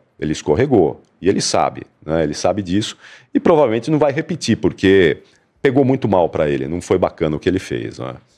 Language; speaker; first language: Portuguese; native; Portuguese